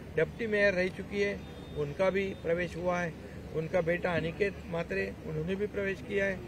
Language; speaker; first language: Hindi; non-native, local second language; Marathi